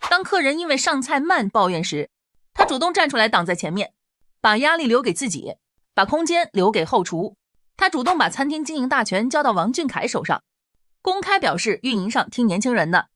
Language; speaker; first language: Chinese; native; Chinese